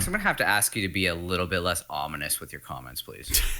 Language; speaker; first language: English; native; English